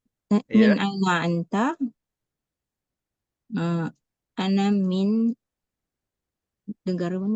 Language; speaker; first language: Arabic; non-native, learner; Malay